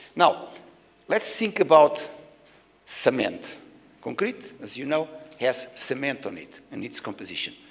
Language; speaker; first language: English; non-native, fluent; Portuguese